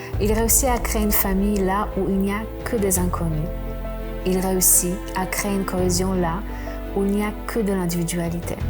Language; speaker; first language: French; non-native, fluent; Polish